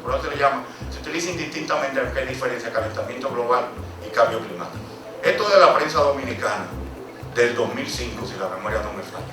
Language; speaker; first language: Spanish; native; Spanish